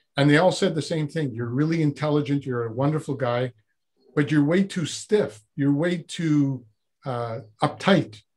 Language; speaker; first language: English; native; English